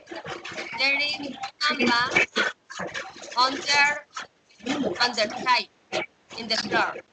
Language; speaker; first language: English; non-native, learner; Spanish